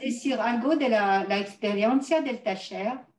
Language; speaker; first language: Spanish; non-native, learner; French